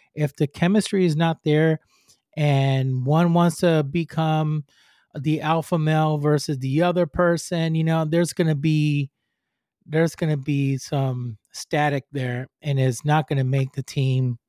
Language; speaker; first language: English; non-native, fluent; Spanish